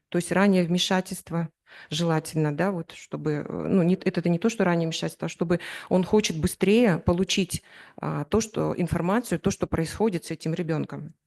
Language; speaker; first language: Russian; native; Russian